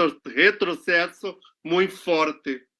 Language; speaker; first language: Spanish; non-native, learner; Portuguese